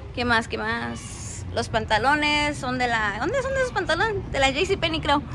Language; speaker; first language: Spanish; early bilingual, heritage; Spanish